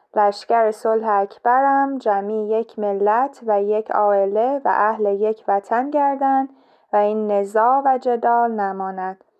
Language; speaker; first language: Persian; native; Persian